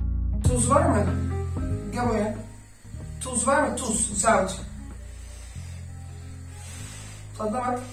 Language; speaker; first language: Turkish; early bilingual, heritage; Turkish